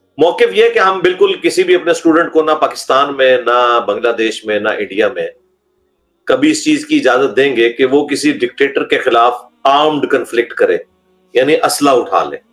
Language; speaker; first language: Urdu; non-native, local second language; Punjabi